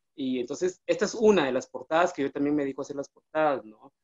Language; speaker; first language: Spanish; native; Spanish